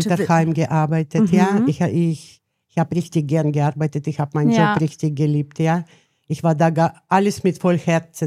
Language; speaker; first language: German; non-native, learner; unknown